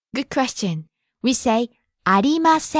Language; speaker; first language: English; non-native, fluent; Japanese